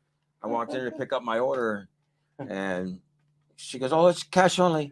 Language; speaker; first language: English; native; English